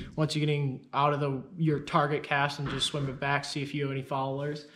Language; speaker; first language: English; native; English